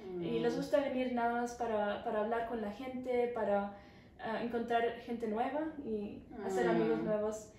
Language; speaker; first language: Spanish; early bilingual, heritage; Spanish